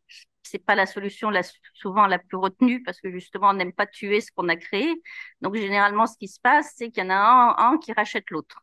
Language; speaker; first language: French; native; French